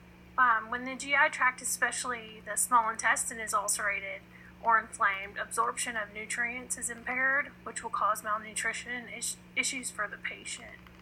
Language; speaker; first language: English; native; English